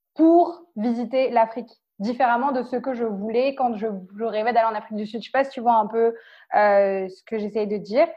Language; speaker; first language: French; native; French